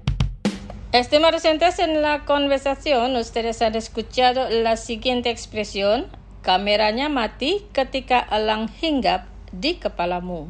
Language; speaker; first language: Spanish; non-native, fluent; Indonesian